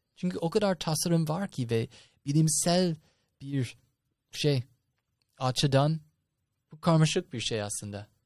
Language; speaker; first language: Turkish; non-native, fluent; English